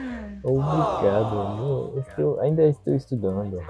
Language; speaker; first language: Portuguese; non-native, learner; Japanese